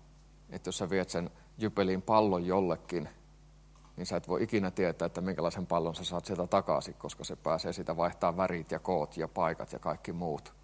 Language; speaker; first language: Finnish; native; Finnish